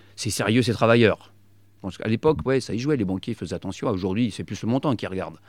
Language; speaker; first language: French; native; French